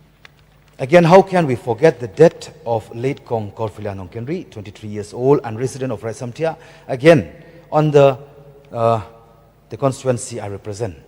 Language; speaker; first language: English; non-native, local second language; Khasi